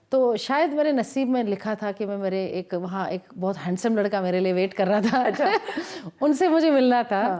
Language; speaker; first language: Hindi; non-native, local second language; Kashmiri